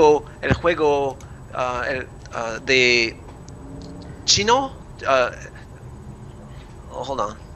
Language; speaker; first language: Spanish; non-native, learner; English